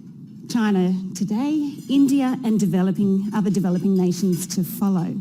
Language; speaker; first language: English; native; English